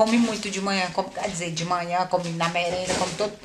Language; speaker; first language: Portuguese; native; Portuguese